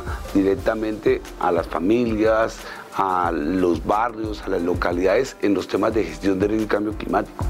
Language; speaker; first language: Spanish; native; Spanish